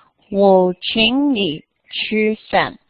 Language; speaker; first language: Chinese; non-native, learner; English